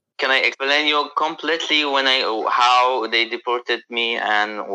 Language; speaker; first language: English; non-native, learner; Persian